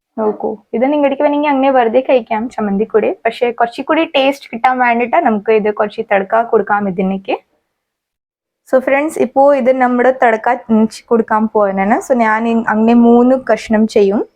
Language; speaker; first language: Malayalam; non-native, fluent; Hindi